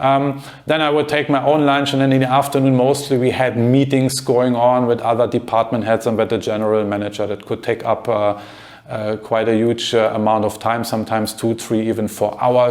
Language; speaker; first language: English; non-native, fluent; German